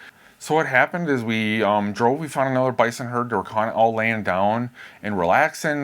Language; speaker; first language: English; native; English